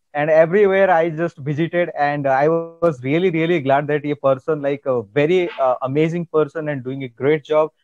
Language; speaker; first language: English; non-native, local second language; Odia